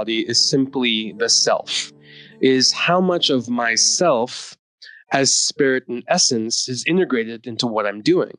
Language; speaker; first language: English; native; English